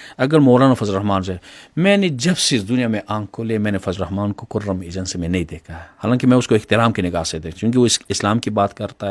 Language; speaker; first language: Urdu; non-native, local second language; Pashto